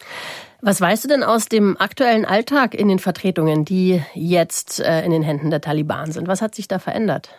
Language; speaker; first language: German; native; German